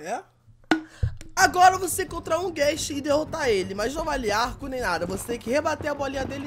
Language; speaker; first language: Portuguese; native; Portuguese